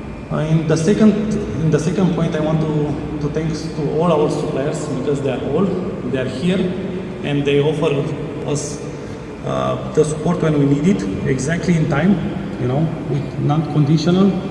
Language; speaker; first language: English; non-native, fluent; Romanian